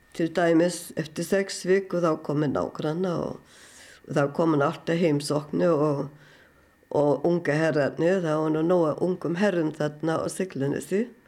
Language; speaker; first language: Icelandic; non-native, fluent; German